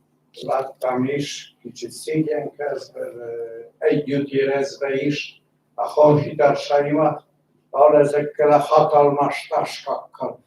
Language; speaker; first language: Hungarian; non-native, fluent; Polish